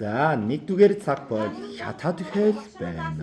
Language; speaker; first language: Mongolian; non-native, fluent; Korean